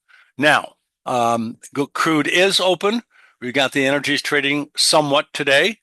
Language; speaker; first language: English; native; English